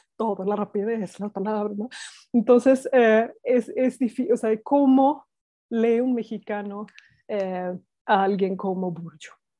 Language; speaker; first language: Spanish; non-native, fluent; Swedish